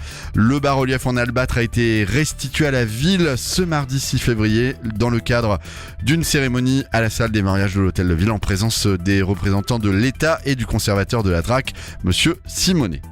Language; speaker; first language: French; native; French